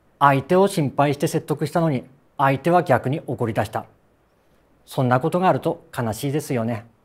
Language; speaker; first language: Japanese; native; Japanese